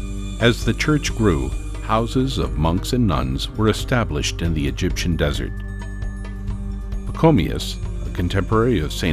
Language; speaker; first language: English; native; English